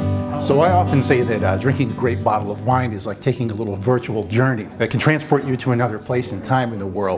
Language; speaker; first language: English; native; English